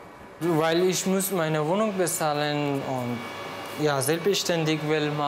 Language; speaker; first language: German; non-native, learner; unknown